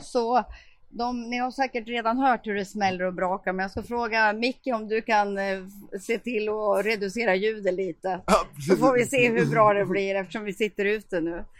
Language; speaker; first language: Swedish; native; Swedish